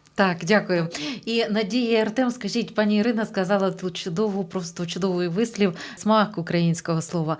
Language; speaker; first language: Ukrainian; native; Ukrainian